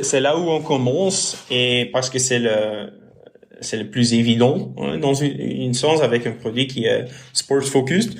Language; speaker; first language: French; non-native, local second language; Dutch